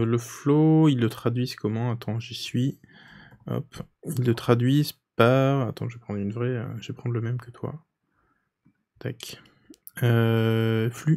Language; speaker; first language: French; native; French